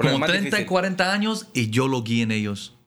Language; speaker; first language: Spanish; non-native, learner; English